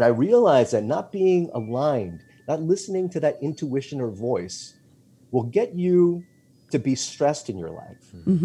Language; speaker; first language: English; native; English